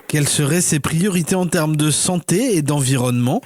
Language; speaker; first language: French; native; French